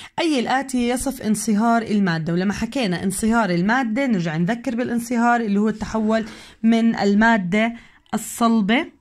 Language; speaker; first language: Arabic; native; Arabic